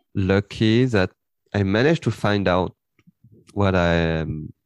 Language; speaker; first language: English; early bilingual, heritage; French